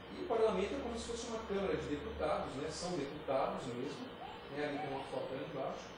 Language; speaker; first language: Portuguese; native; Portuguese